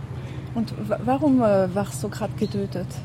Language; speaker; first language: German; non-native, learner; French